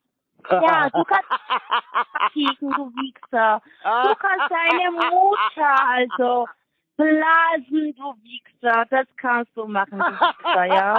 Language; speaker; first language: German; non-native, learner; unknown